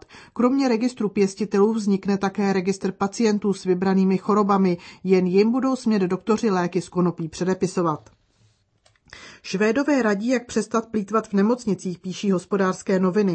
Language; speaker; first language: Czech; native; Czech